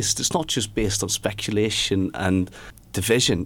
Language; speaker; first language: English; native; English